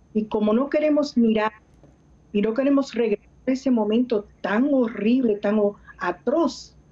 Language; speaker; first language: Spanish; early bilingual, heritage; Spanish